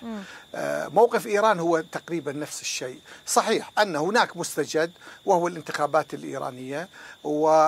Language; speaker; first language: Arabic; non-native, fluent; Persian